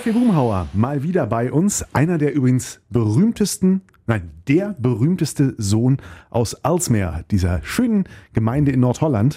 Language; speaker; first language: German; native; German